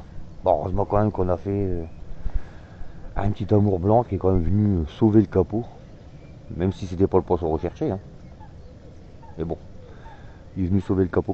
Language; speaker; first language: French; native; French